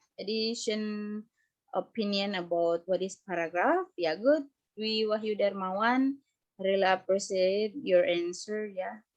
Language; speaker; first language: English; non-native, fluent; Indonesian